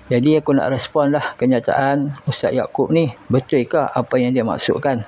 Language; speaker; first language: Malay; native; Malay